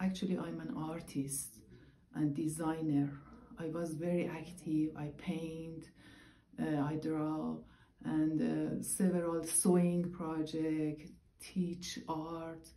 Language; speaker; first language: English; non-native, learner; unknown